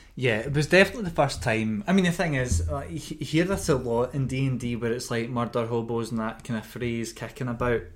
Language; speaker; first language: English; native; English